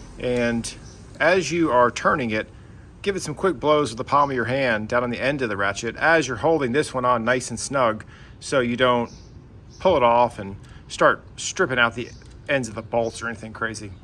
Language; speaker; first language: English; native; English